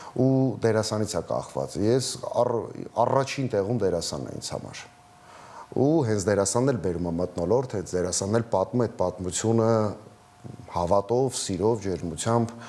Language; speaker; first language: Armenian; native; Armenian